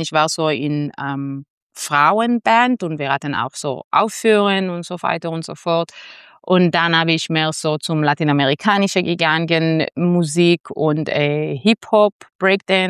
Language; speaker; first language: German; non-native, fluent; Hebrew